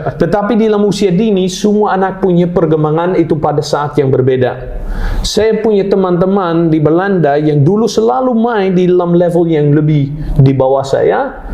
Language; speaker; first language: Indonesian; non-native, fluent; Dutch